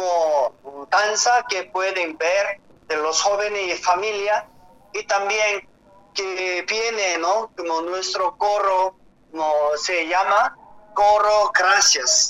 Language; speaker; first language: Spanish; non-native, learner; Korean